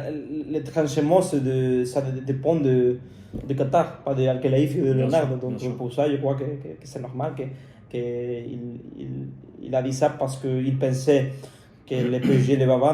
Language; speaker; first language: French; non-native, fluent; Spanish